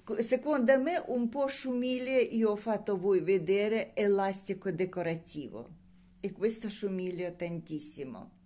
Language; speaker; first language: Italian; non-native, learner; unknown